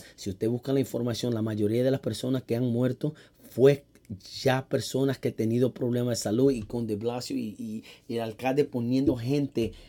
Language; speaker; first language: Spanish; early bilingual, heritage; Spanish